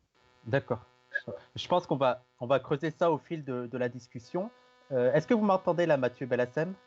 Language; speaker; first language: French; native; French